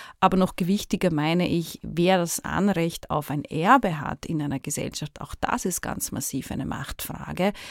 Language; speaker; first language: German; native; German